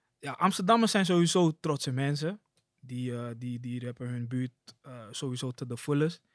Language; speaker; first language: Dutch; early bilingual, other home language; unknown